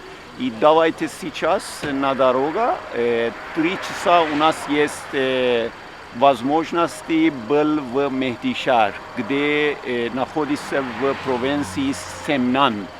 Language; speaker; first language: Russian; non-native, learner; Persian